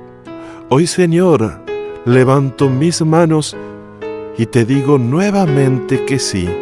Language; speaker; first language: Spanish; native; Spanish